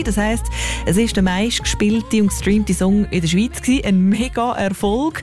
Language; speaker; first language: German; native; German